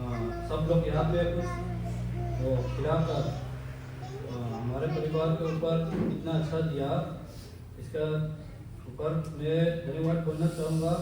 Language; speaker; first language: Hindi; non-native, local second language; Mizo